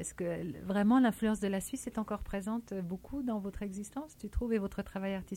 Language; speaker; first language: French; native; French